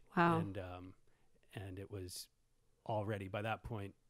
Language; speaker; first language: English; native; English